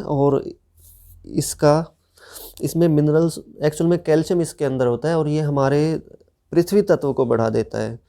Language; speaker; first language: Hindi; native; Hindi